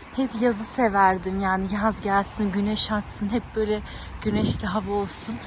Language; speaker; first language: Turkish; early bilingual, heritage; Turkish